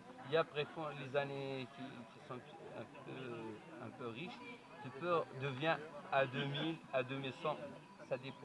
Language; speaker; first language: French; non-native, learner; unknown